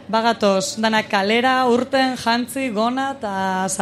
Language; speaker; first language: Basque; native; Basque